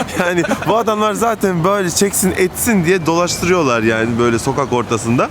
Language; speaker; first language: Turkish; native; Turkish